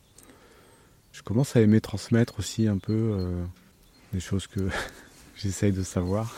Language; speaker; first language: French; native; French